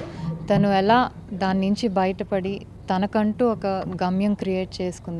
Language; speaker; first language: Telugu; native; Telugu